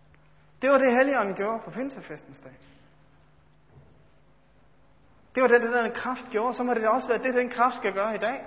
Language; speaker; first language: Danish; native; Danish